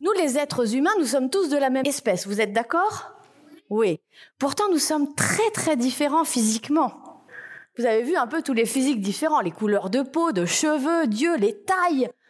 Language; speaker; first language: French; native; French